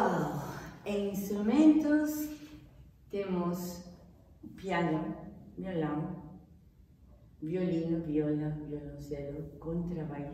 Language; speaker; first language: Portuguese; non-native, fluent; Spanish